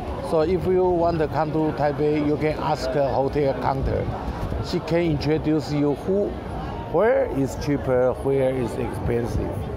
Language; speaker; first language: English; non-native, learner; Chinese